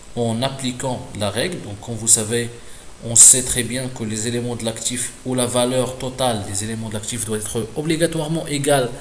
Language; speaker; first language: French; non-native, local second language; Arabic